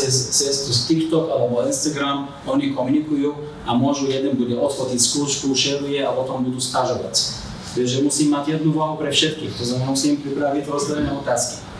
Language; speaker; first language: Slovak; non-native, fluent; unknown